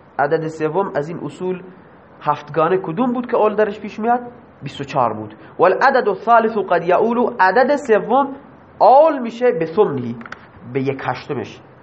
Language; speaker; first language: Persian; non-native, local second language; Baluchi